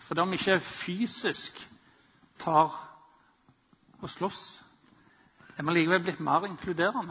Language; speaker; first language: Norwegian; native; Norwegian